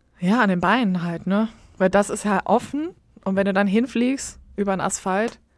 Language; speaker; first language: German; native; German